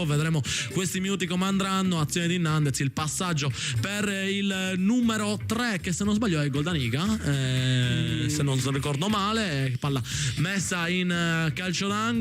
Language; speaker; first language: Italian; native; Italian